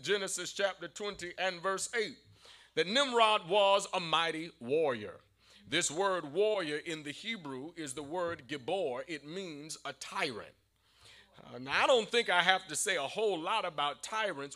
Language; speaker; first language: English; native; English